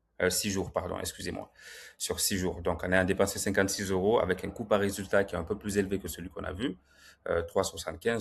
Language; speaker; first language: French; native; French